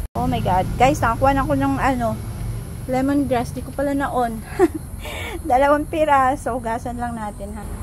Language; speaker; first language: Filipino; non-native, local second language; Hiligaynon